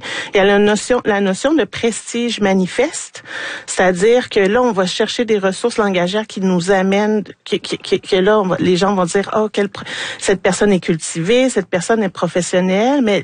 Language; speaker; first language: French; native; French